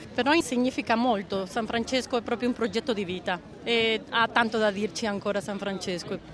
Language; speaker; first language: Italian; native; Italian